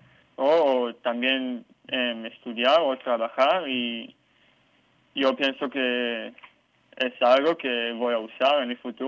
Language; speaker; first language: Spanish; non-native, learner; Hebrew